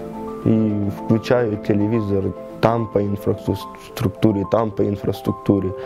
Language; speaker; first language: Russian; native; Russian